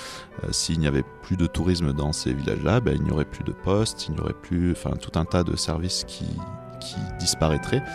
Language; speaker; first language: French; native; French